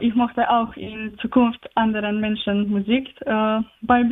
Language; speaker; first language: German; non-native, learner; Slovenian